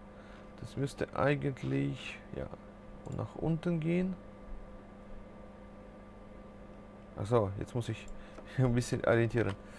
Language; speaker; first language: German; non-native, fluent; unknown